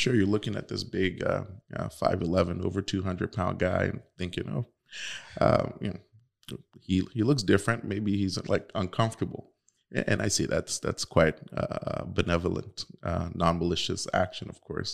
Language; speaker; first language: English; native; English